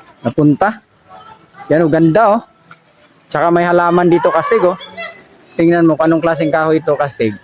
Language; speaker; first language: Filipino; non-native, local second language; Cebuano